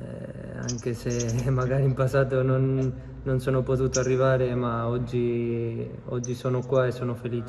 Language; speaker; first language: Italian; non-native, fluent; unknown